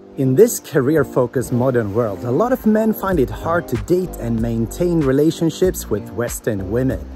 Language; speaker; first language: English; non-native, fluent; Swedish